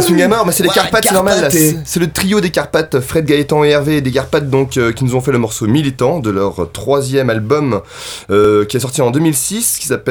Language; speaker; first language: French; native; French